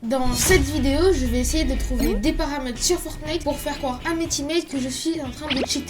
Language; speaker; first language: French; native; French